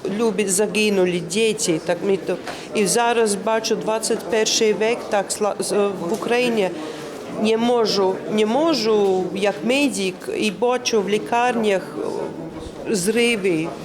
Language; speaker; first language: Ukrainian; non-native, learner; Latvian